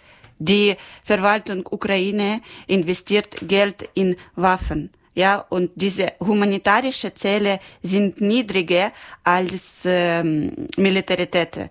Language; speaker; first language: German; non-native, learner; Ukrainian